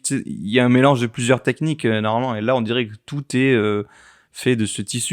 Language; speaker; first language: French; native; French